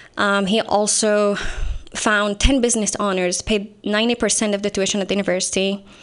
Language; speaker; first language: English; non-native, fluent; Arabic